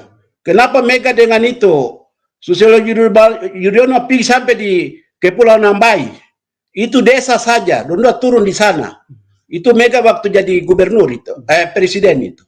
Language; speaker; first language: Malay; non-native, local second language; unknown